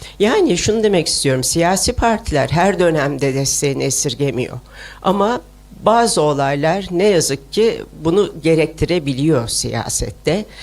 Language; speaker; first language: Turkish; early bilingual, other home language; Uyghur